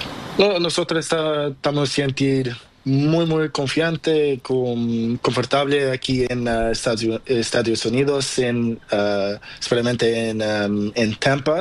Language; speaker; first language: Spanish; non-native, learner; Portuguese